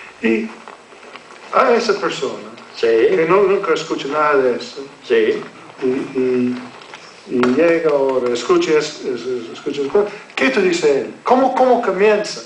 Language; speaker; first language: Spanish; non-native, learner; English